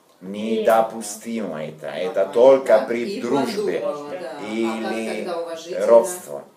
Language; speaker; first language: Russian; non-native, fluent; Italian